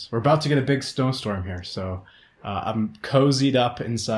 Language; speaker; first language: English; native; English